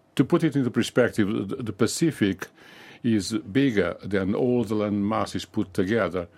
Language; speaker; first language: English; non-native, fluent; Portuguese